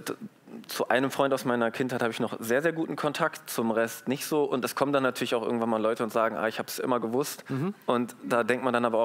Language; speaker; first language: German; native; German